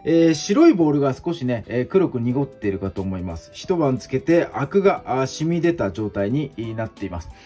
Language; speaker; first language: Japanese; native; Japanese